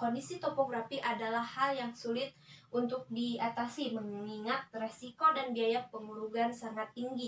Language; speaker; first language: Indonesian; native; Indonesian